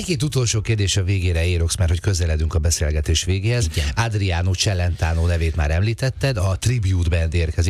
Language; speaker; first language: Hungarian; native; Hungarian